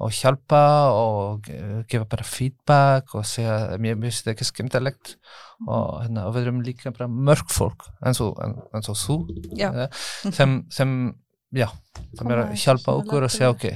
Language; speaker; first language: Icelandic; non-native, learner; French